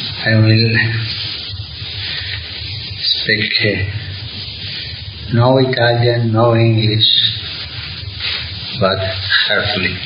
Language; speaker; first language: English; non-native, learner; Italian